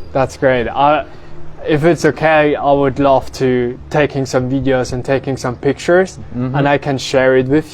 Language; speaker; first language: English; non-native, fluent; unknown